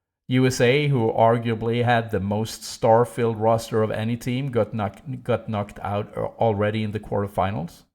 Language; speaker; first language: English; non-native, fluent; Swedish